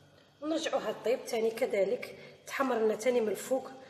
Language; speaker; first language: Arabic; native; Arabic